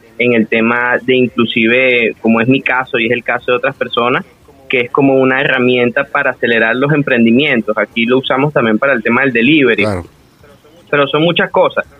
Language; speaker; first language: Spanish; native; Spanish